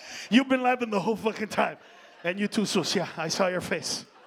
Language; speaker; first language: English; early bilingual, other home language; Spanish